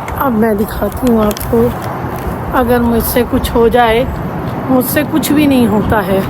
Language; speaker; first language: Urdu; native; Urdu